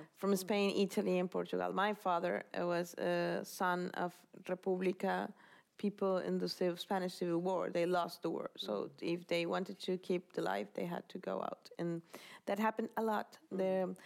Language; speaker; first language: English; non-native, fluent; Spanish